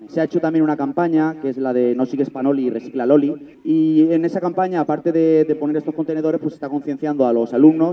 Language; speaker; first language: Spanish; native; Spanish